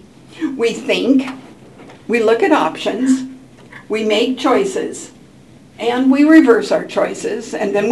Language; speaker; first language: English; native; English